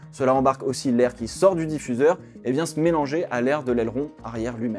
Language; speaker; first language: French; native; French